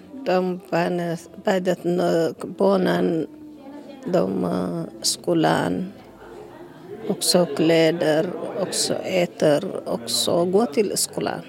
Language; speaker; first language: Swedish; non-native, learner; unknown